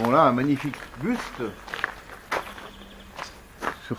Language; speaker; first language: French; native; French